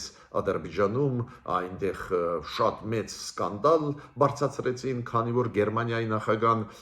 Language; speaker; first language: Armenian; native; Armenian